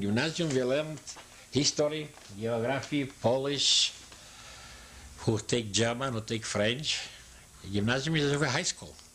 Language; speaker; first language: English; non-native, learner; Yiddish